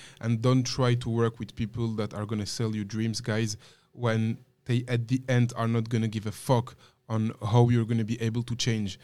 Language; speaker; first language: English; non-native, fluent; French